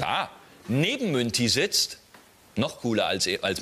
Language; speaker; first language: German; native; German